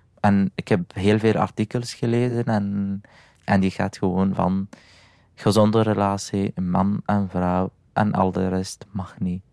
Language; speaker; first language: Dutch; non-native, fluent; Arabic